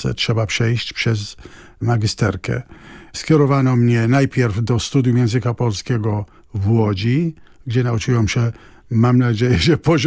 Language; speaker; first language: Polish; non-native, fluent; Arabic